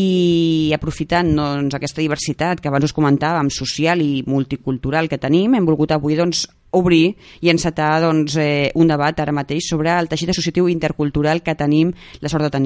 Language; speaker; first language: Catalan; native; Catalan